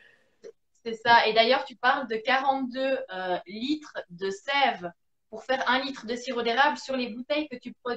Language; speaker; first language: French; native; French